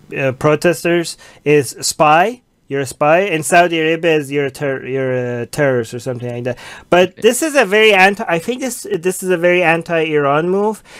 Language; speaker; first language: English; native; English